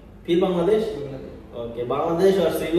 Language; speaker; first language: Hindi; non-native, learner; Bangla